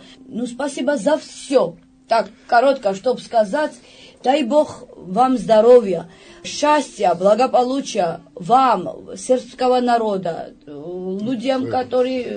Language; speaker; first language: Russian; non-native, fluent; Georgian